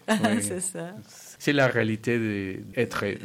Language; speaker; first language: French; non-native, fluent; Spanish